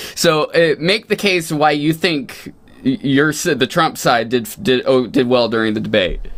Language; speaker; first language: English; native; English